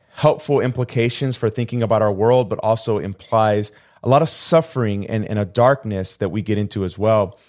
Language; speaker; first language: English; native; English